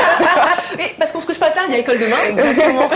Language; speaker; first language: French; native; French